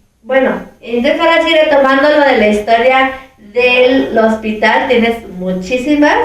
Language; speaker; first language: Spanish; native; Spanish